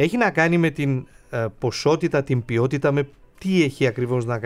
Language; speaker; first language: Greek; native; Greek